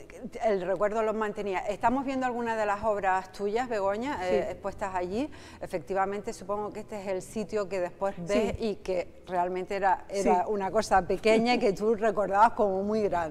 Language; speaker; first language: Spanish; native; Spanish